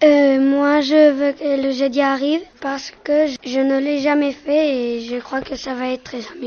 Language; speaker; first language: French; non-native, fluent; Spanish